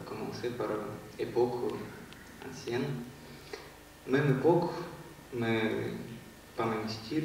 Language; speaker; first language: French; non-native, learner; Russian